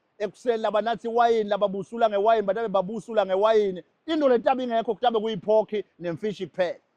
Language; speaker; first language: Zulu; non-native, local second language; Swati